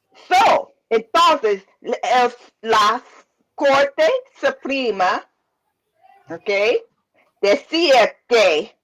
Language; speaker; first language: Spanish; non-native, learner; English